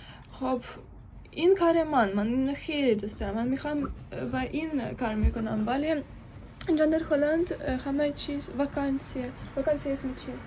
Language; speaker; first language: Persian; non-native, learner; Ukrainian